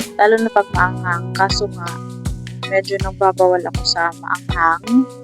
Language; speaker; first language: Filipino; non-native, local second language; Cebuano